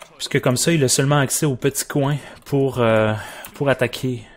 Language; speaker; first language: French; native; French